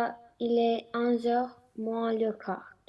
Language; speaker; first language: French; non-native, learner; Romanian